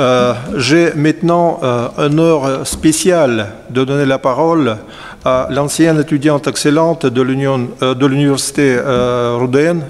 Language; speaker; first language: French; non-native, fluent; Russian